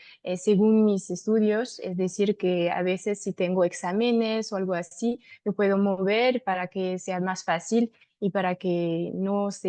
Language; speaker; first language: Spanish; non-native, fluent; French